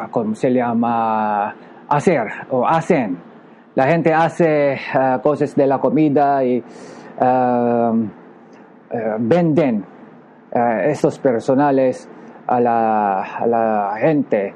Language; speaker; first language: Spanish; non-native, learner; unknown